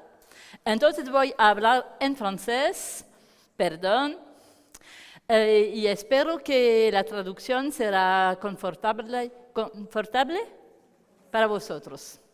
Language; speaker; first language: Spanish; non-native, learner; French